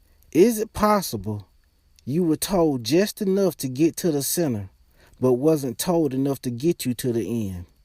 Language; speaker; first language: English; native; English